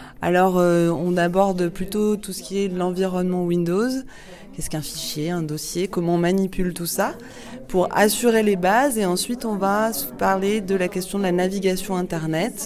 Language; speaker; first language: French; native; French